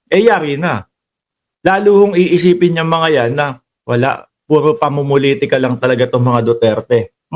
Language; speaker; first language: Filipino; native; Filipino